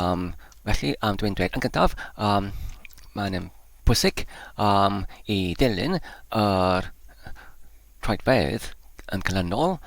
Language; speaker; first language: Welsh; non-native, learner; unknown